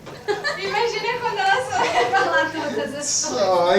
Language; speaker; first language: Portuguese; non-native, local second language; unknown